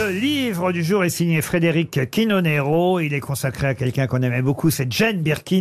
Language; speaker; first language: French; native; French